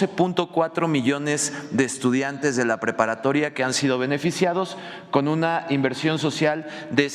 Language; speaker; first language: Spanish; native; Spanish